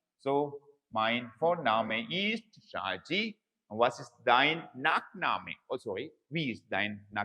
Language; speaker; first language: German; non-native, learner; Malayalam